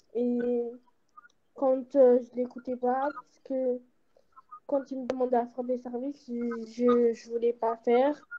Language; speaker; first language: French; early bilingual, other home language; Portuguese